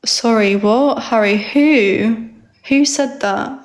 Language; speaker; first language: English; early bilingual, other home language; Georgian